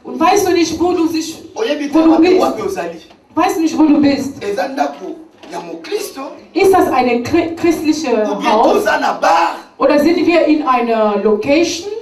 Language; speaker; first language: German; non-native, learner; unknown